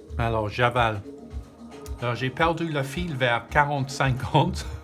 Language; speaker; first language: French; non-native, learner; English